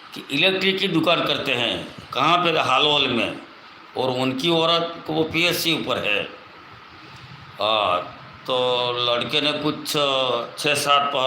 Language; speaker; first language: Hindi; non-native, local second language; Bhili